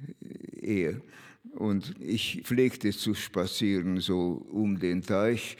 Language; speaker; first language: German; non-native, fluent; Hungarian